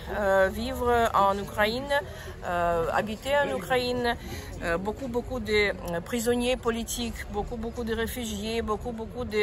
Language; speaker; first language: French; non-native, fluent; Russian